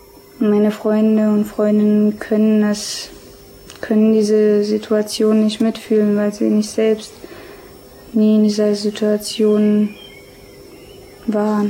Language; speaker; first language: German; early bilingual, other home language; Albanian